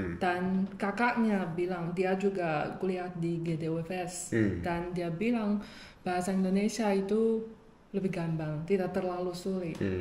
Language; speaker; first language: Indonesian; non-native, fluent; Chinese